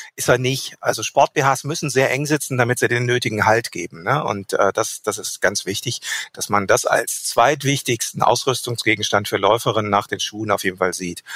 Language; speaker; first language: German; native; German